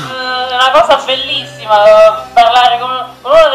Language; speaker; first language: Italian; native; Italian